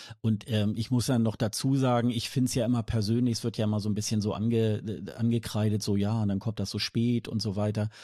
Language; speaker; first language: German; native; German